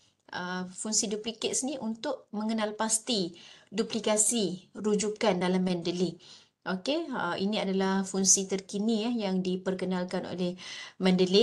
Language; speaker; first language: Malay; native; Malay